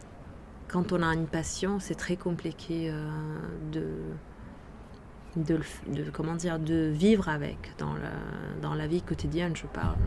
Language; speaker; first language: French; non-native, fluent; Arabic